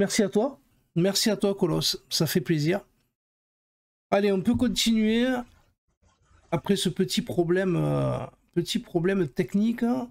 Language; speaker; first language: French; native; French